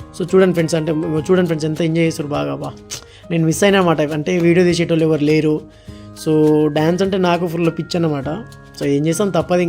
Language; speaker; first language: Telugu; non-native, local second language; Lambadi